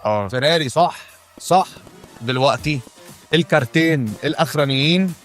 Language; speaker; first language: Arabic; native; Arabic